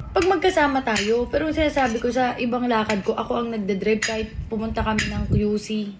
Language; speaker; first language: Filipino; native; Filipino